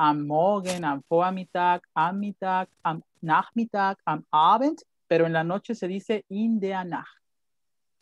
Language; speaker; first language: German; non-native, fluent; Spanish